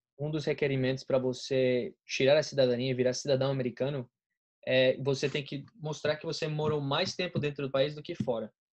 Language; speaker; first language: Portuguese; non-native, fluent; Spanish